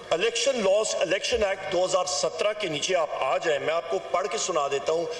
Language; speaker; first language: Urdu; non-native, local second language; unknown